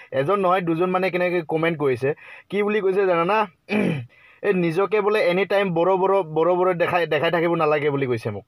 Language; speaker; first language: Assamese; non-native, local second language; Bodo